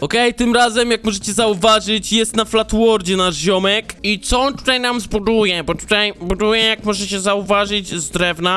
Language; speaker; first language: Polish; native; Polish